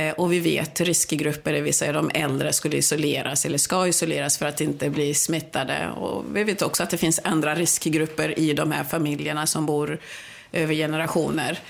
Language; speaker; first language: Swedish; early bilingual, other home language; Swahili